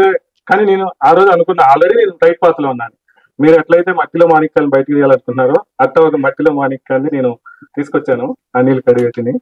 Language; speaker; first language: Telugu; native; Telugu